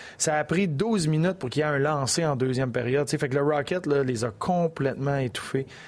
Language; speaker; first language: French; native; French